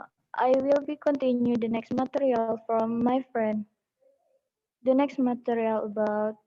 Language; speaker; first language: English; non-native, learner; Indonesian